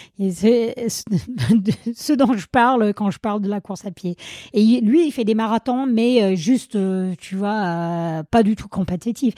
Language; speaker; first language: French; non-native, fluent; English